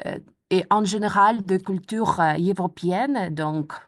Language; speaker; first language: French; non-native, fluent; Ukrainian